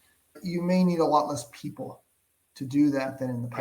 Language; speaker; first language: English; native; English